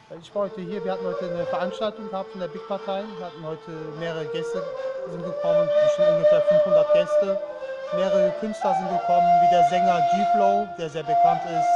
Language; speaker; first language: German; early bilingual, other home language; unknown